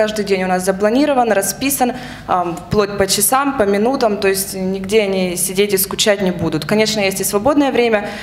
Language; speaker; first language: Russian; native; Russian